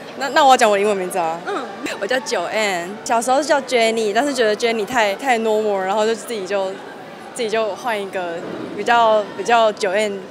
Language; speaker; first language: Chinese; native; Chinese